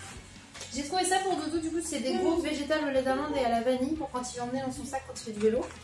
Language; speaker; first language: French; native; French